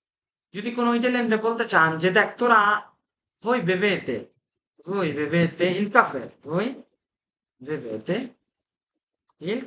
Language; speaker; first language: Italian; non-native, fluent; Bangla